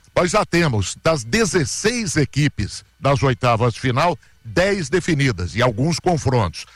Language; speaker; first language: Portuguese; native; Portuguese